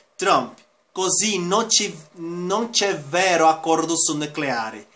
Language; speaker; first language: Italian; non-native, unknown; Spanish